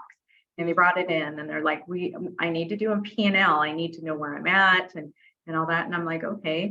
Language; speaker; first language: English; native; English